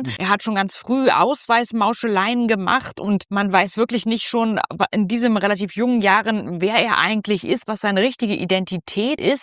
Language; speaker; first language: German; native; German